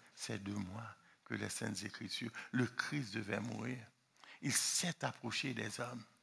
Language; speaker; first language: French; non-native, local second language; Haitian Creole